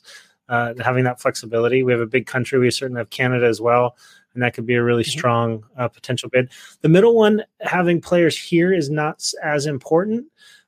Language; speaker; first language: English; native; English